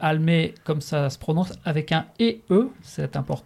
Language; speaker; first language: French; native; French